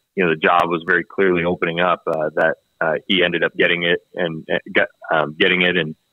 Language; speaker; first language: English; native; English